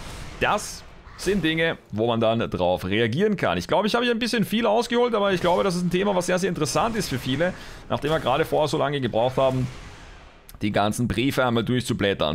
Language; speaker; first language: German; native; German